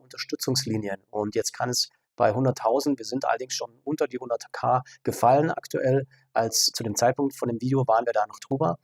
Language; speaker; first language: German; native; German